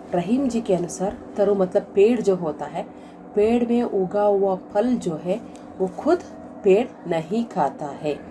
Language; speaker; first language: Hindi; non-native, local second language; Kannada